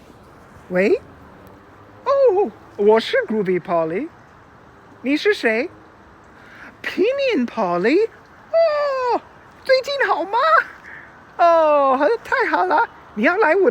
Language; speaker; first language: Chinese; non-native, fluent; English